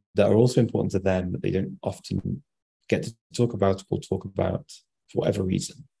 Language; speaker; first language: English; native; English